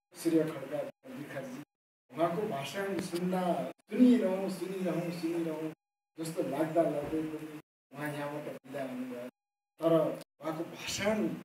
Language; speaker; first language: Nepali; native; Nepali